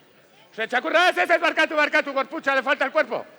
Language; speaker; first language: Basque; non-native, local second language; Spanish